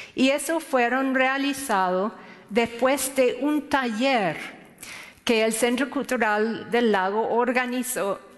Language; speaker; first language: Spanish; non-native, fluent; English